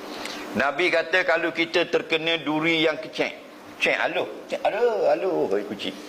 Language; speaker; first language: Malay; native; Malay